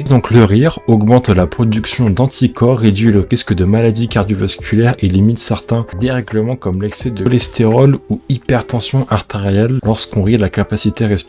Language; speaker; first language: French; native; French